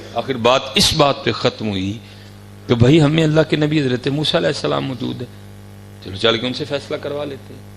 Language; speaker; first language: Urdu; non-native, local second language; Punjabi